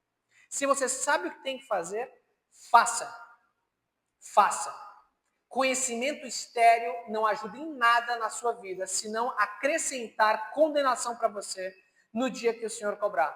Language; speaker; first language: Portuguese; native; Portuguese